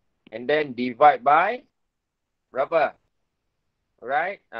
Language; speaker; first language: English; non-native, local second language; Malay